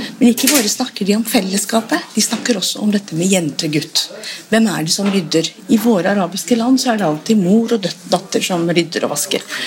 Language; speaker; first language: Norwegian; non-native, fluent; Arabic